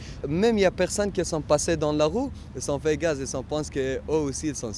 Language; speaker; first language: French; non-native, learner; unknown